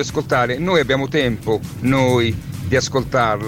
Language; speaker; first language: Italian; native; Italian